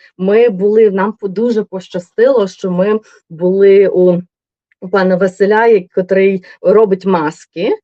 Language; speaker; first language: Ukrainian; native; Ukrainian